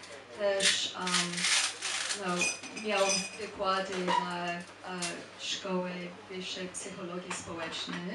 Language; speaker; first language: Polish; non-native, fluent; English